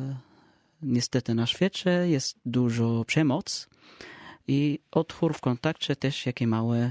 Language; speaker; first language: Polish; non-native, learner; Arabic